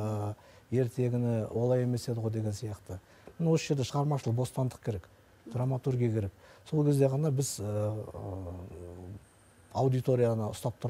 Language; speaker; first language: Kazakh; native; Kazakh